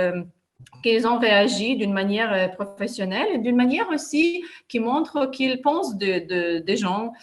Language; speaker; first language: French; non-native, fluent; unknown